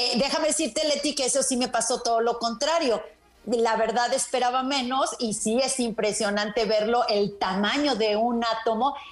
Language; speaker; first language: Spanish; native; Spanish